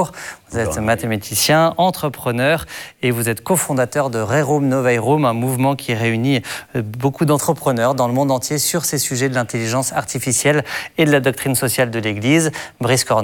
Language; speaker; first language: French; native; French